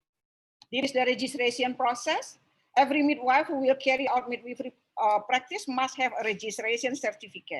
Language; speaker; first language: English; non-native, local second language; Indonesian